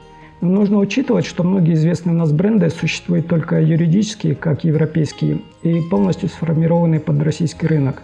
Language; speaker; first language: Russian; native; Russian